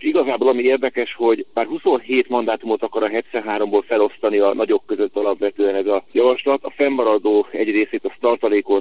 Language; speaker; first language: Hungarian; native; Hungarian